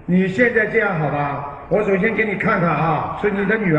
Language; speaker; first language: Chinese; native; Chinese